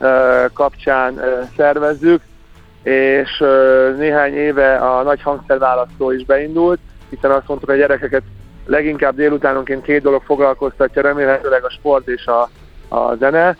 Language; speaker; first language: Hungarian; native; Hungarian